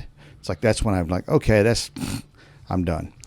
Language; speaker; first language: English; native; English